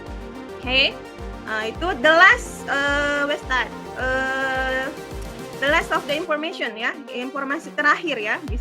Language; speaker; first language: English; non-native, fluent; Indonesian